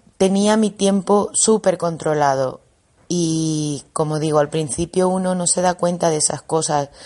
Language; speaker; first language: Spanish; native; Spanish